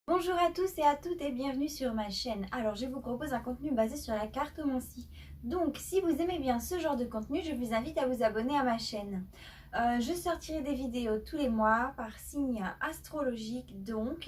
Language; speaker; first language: French; native; French